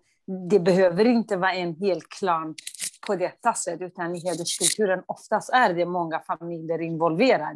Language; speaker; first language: Swedish; non-native, fluent; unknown